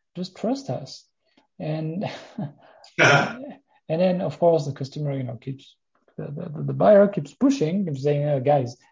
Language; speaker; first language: English; non-native, fluent; French